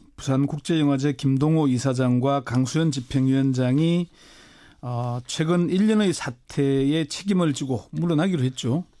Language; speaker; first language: Korean; native; Korean